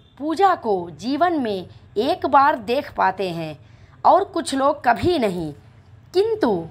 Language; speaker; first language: Hindi; non-native, local second language; Telugu